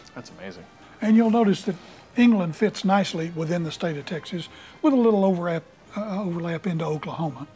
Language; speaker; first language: English; native; English